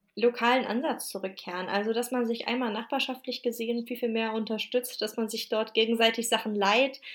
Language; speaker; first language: German; native; German